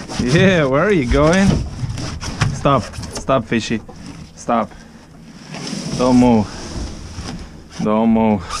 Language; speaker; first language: English; non-native, learner; Ukrainian